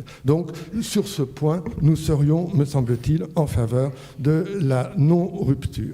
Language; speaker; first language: French; native; French